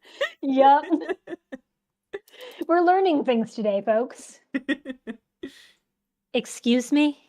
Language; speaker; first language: English; native; English